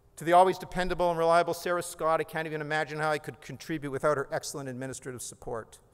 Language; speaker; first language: English; native; English